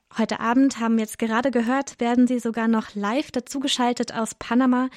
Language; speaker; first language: German; native; German